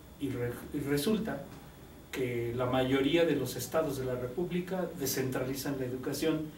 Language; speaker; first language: Spanish; native; Spanish